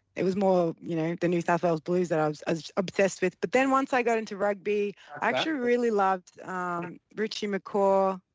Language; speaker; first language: English; early bilingual, other home language; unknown